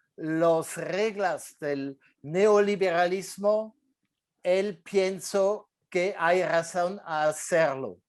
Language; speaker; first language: Spanish; non-native, fluent; French